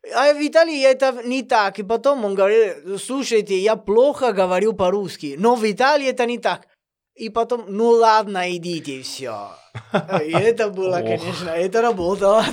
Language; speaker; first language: Russian; non-native, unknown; Italian